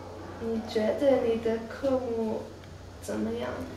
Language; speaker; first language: Chinese; non-native, learner; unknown